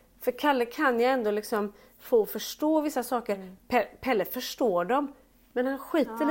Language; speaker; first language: Swedish; native; Swedish